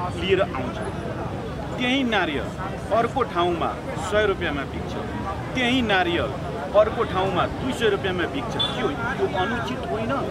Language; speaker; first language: Nepali; non-native, local second language; Maithili